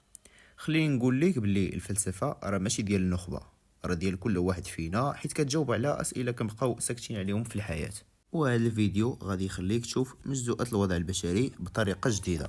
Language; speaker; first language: Arabic; native; Arabic